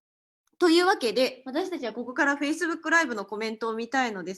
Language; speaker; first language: Japanese; native; Japanese